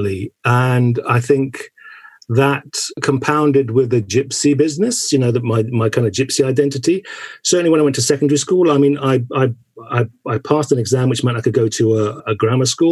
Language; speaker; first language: English; native; English